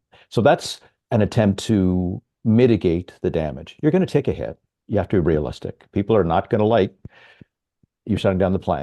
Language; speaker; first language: English; native; English